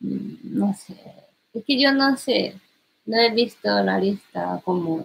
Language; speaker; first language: Spanish; non-native, learner; Japanese